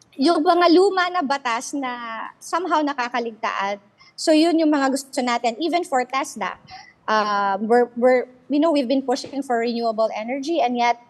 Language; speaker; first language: Filipino; native; Filipino